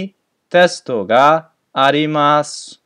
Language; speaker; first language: Japanese; non-native, fluent; English